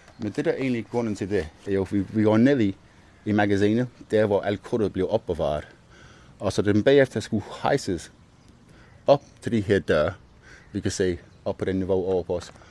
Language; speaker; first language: Danish; non-native, fluent; English